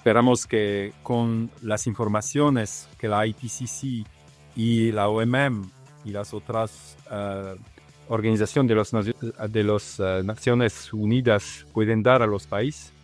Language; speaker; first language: Spanish; non-native, learner; Italian